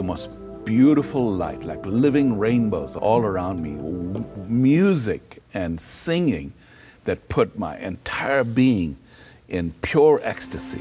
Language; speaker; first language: English; non-native, local second language; Gujarati